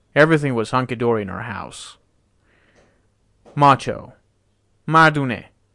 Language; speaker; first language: English; non-native, fluent; Persian